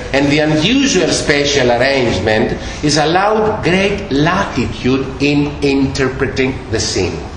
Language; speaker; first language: English; non-native, fluent; Greek